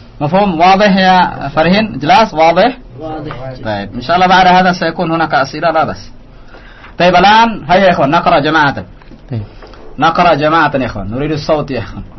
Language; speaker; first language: Arabic; non-native, fluent; Indonesian